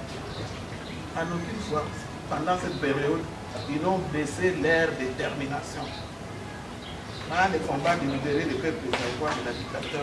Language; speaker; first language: French; non-native, local second language; Lingala